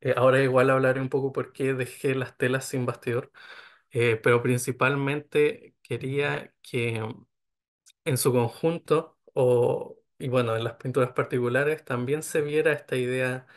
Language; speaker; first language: Spanish; native; Spanish